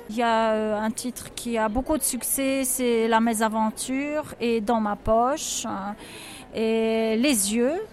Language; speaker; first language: French; non-native, fluent; Polish